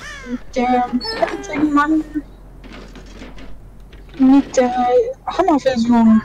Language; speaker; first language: German; native; German